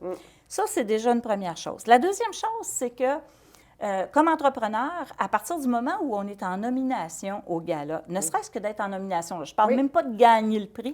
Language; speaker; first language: French; native; French